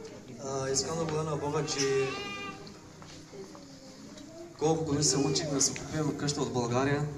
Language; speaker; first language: Bulgarian; non-native, local second language; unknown